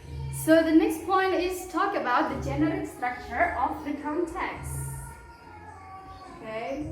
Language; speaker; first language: English; non-native, fluent; Indonesian